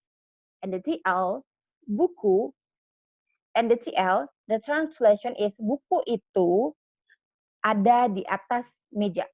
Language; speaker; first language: English; non-native, learner; Indonesian